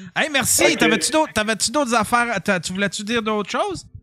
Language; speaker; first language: French; native; French